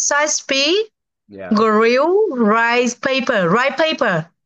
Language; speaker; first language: English; non-native, learner; Vietnamese